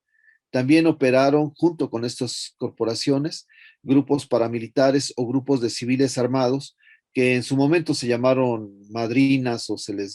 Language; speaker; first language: Spanish; native; Spanish